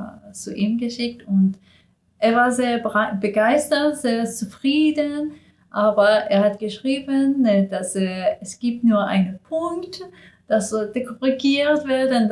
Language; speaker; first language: German; non-native, learner; Persian